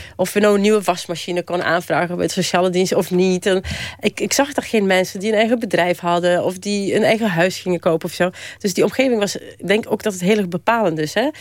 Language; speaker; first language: Dutch; early bilingual, other home language; Polish